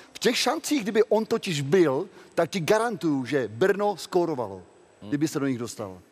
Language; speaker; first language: Czech; native; Czech